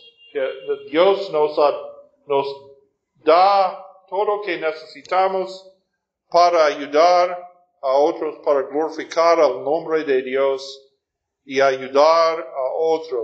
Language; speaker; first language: Spanish; non-native, fluent; English